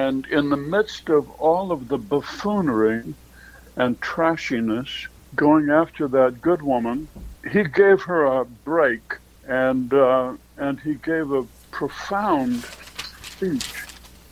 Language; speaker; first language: English; native; English